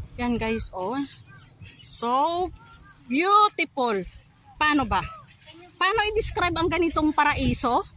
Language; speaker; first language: Filipino; native; Filipino